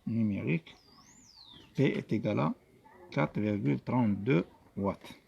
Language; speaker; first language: French; non-native, local second language; Arabic